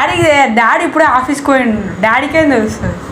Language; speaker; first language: Telugu; native; Telugu